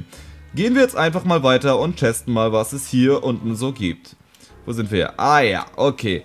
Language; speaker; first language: German; native; German